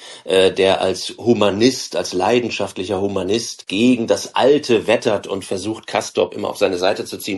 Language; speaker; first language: German; native; German